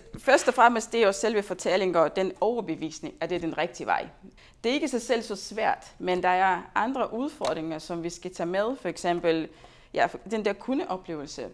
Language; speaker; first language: Danish; non-native, fluent; Lithuanian